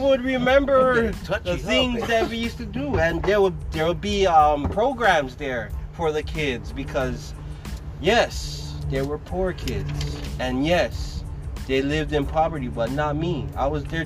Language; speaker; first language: English; native; English